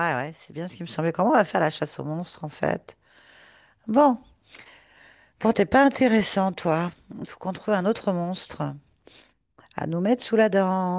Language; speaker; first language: French; native; French